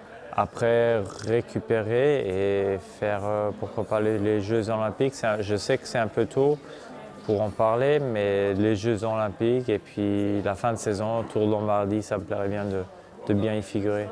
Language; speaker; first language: French; non-native, local second language; Luxembourgish